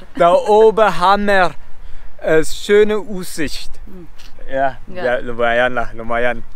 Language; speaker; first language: Indonesian; non-native, fluent; German